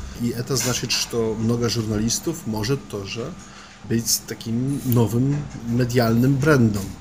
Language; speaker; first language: Russian; non-native, learner; Polish